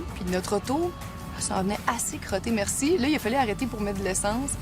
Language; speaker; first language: French; native; French